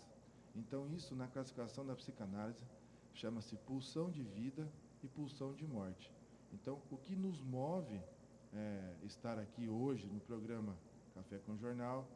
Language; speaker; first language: Portuguese; native; Portuguese